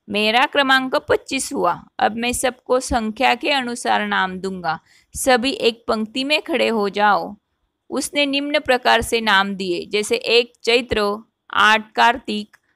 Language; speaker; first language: Hindi; non-native, local second language; Marathi